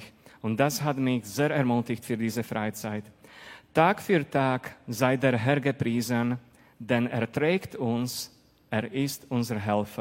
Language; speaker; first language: German; non-native, fluent; Slovak